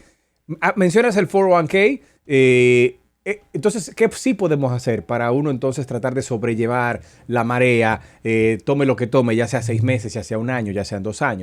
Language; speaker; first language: Spanish; native; Spanish